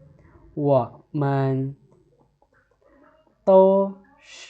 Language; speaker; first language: Chinese; non-native, fluent; Lao